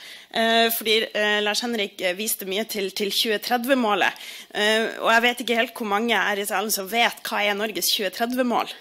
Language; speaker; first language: Norwegian; native; Norwegian